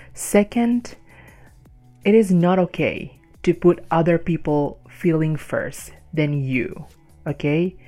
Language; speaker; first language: English; non-native, fluent; Indonesian